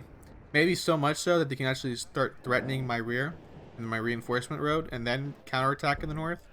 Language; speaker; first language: English; native; English